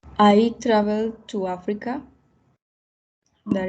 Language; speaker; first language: English; non-native, learner; Spanish